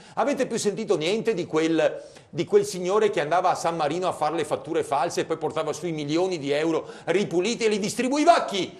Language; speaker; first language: Italian; native; Italian